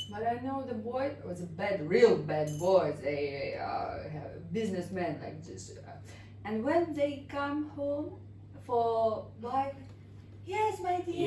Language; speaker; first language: English; non-native, learner; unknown